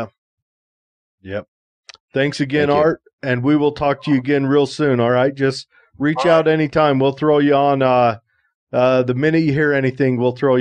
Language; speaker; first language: English; native; English